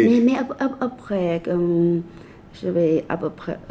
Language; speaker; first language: French; non-native, fluent; Thai